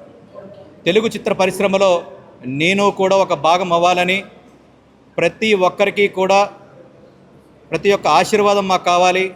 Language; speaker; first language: Telugu; native; Telugu